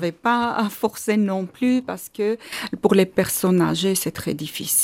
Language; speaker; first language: French; non-native, fluent; Armenian